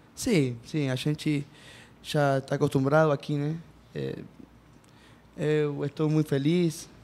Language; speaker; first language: Portuguese; non-native, learner; Spanish